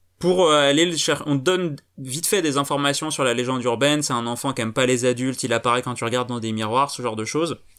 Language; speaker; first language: French; native; French